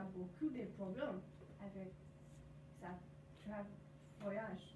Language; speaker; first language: French; non-native, learner; English